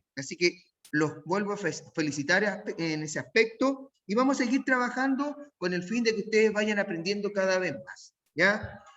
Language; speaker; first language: Spanish; native; Spanish